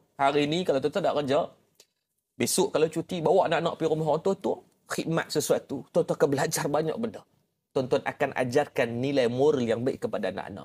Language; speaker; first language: Malay; native; Malay